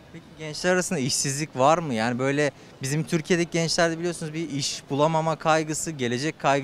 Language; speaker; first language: Turkish; native; Turkish